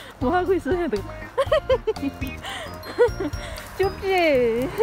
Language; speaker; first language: Korean; non-native, fluent; Indonesian